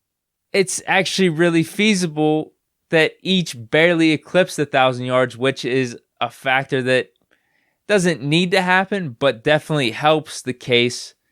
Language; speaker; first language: English; native; English